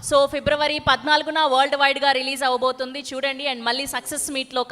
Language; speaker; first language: Telugu; native; Telugu